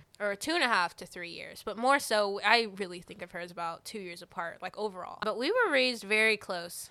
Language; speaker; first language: English; native; English